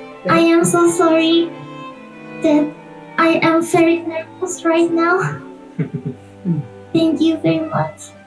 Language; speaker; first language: English; non-native, learner; Indonesian